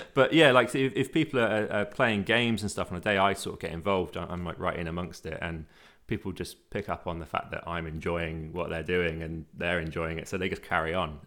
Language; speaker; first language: English; native; English